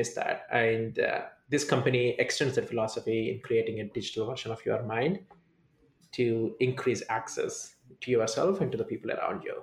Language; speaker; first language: English; non-native, local second language; Telugu